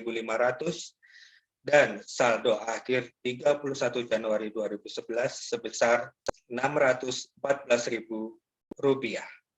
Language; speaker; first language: Indonesian; native; Indonesian